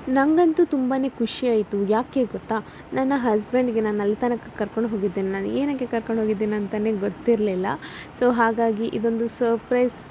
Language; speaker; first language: Kannada; non-native, local second language; Tulu